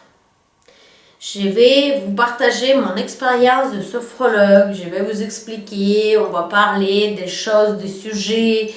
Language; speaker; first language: French; non-native, fluent; Russian